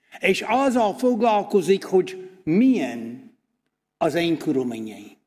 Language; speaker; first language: Hungarian; non-native, fluent; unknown